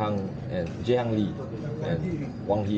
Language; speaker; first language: English; non-native, local second language; Chinese